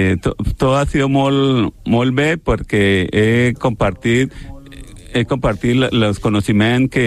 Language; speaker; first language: Catalan; non-native, learner; Spanish